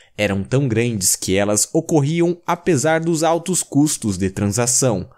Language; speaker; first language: Portuguese; native; Portuguese